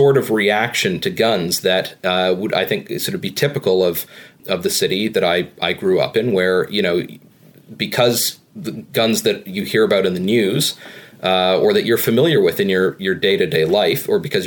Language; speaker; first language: English; native; English